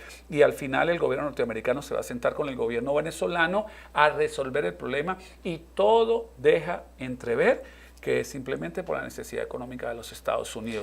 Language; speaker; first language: Spanish; native; Spanish